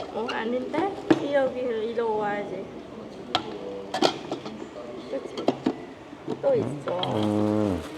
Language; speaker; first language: Korean; non-native, learner; Vietnamese